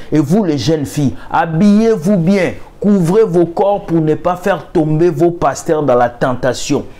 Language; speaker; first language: French; non-native, local second language; Lingala